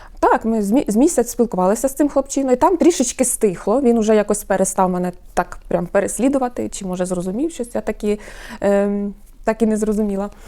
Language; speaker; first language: Ukrainian; non-native, local second language; Russian